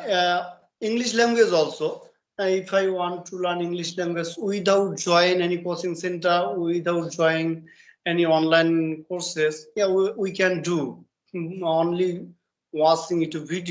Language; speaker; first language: English; non-native, learner; Bangla